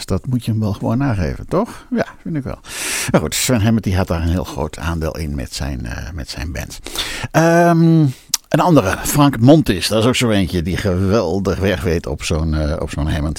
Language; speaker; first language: Dutch; native; Dutch